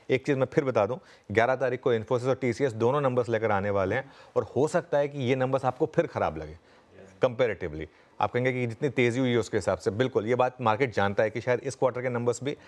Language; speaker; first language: Hindi; native; Hindi